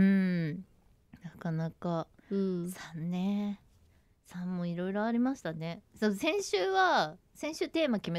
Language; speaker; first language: Japanese; native; Japanese